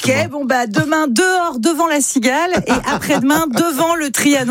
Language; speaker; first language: French; native; French